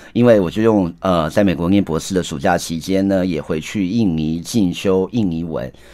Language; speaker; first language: Chinese; native; Chinese